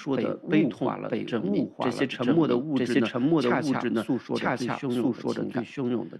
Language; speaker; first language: Chinese; native; Chinese